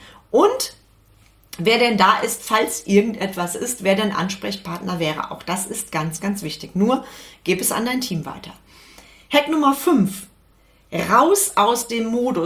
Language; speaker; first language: German; native; German